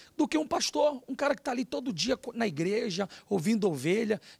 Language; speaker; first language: Portuguese; native; Portuguese